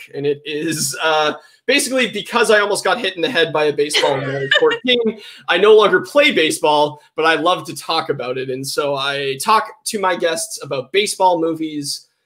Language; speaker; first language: English; native; English